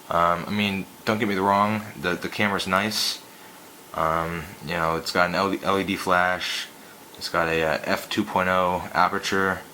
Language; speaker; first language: English; native; English